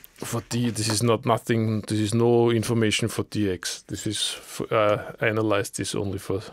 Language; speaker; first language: English; non-native, learner; German